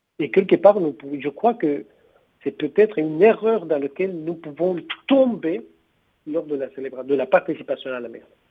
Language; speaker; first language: French; non-native, fluent; Spanish